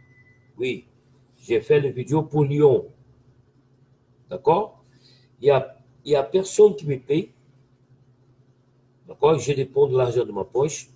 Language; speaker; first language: French; non-native, fluent; Portuguese